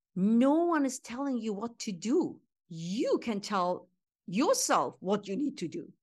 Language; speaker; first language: English; non-native, fluent; Turkish